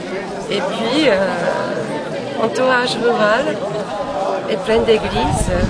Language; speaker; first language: French; non-native, fluent; Slovak